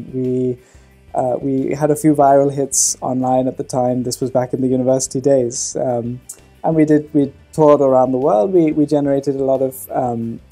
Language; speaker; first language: English; native; English